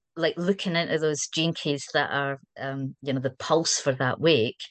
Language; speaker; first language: English; native; English